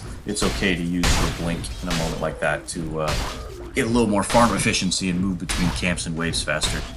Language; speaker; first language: English; native; English